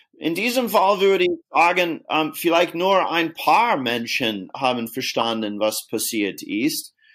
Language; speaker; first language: German; non-native, fluent; English